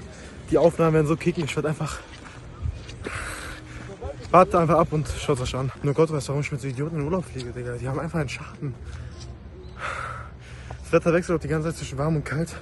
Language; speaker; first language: German; native; German